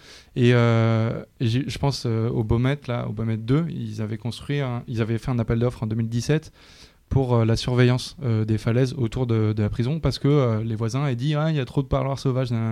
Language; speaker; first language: French; native; French